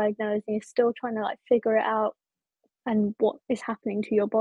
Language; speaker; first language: English; native; English